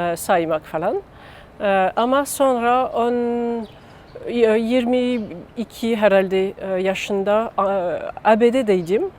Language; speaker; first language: Turkish; non-native, learner; French